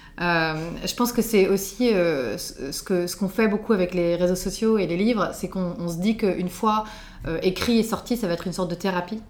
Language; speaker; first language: French; native; French